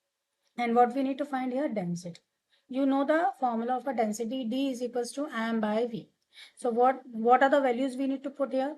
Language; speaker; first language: English; non-native, local second language; Hindi